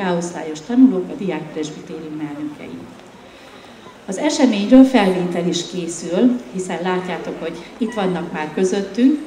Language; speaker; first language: Hungarian; native; Hungarian